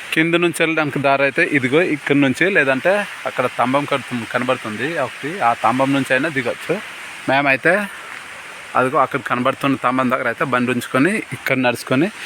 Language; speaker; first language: Telugu; non-native, local second language; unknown